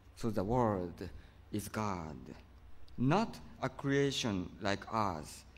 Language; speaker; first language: English; non-native, fluent; Japanese